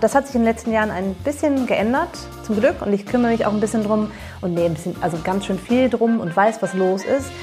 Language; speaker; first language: German; early bilingual, other home language; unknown